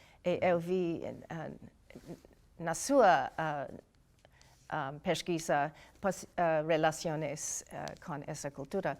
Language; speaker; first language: Portuguese; non-native, fluent; English